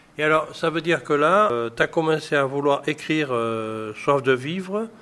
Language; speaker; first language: French; native; French